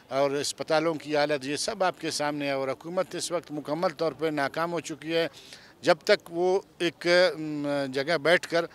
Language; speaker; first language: Urdu; non-native, local second language; Baluchi